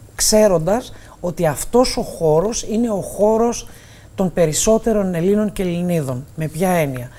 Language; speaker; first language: Greek; native; Greek